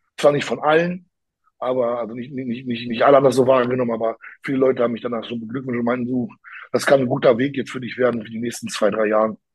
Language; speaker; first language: German; early bilingual, other home language; Polish